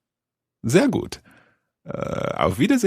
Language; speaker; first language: German; non-native, learner; English